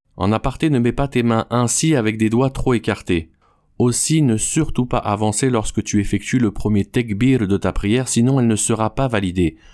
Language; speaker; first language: French; native; French